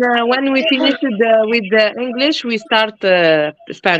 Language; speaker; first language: English; non-native, learner; French